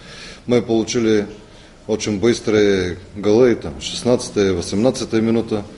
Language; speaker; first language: Russian; non-native, fluent; Bulgarian